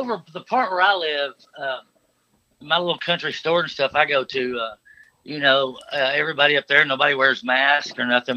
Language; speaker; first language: English; native; English